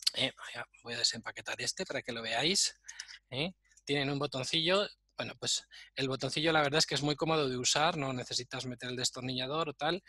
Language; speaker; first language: Spanish; native; Spanish